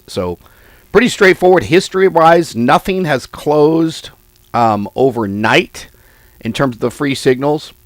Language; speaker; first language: English; native; English